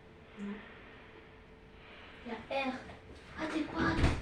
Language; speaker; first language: French; early bilingual, other home language; Arabic